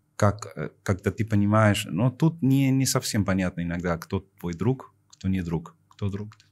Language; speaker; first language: Russian; non-native, fluent; Spanish